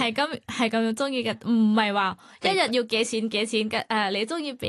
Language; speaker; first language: Cantonese; non-native, fluent; Thai